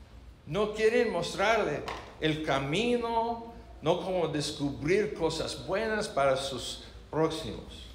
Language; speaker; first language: Spanish; non-native, learner; English